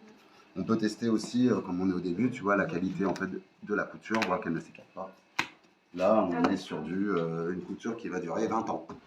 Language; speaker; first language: French; native; French